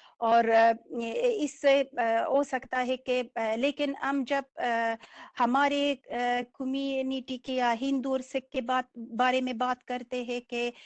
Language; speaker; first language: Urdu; non-native, fluent; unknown